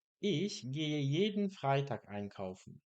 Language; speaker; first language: German; non-native, fluent; Polish